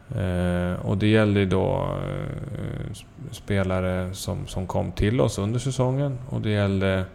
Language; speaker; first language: Swedish; native; Swedish